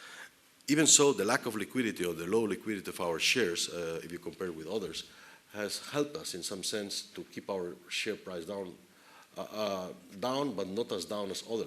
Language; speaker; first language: English; non-native, fluent; Spanish